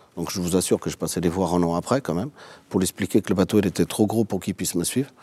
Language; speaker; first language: French; non-native, fluent; Portuguese